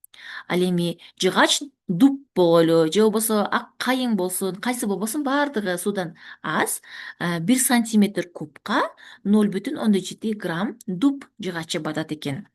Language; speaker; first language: Kyrgyz; native; Kyrgyz